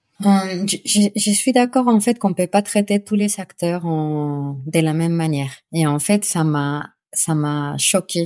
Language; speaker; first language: French; non-native, fluent; Spanish